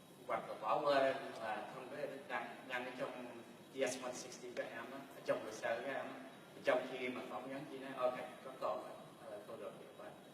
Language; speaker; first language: Vietnamese; early bilingual, heritage; Vietnamese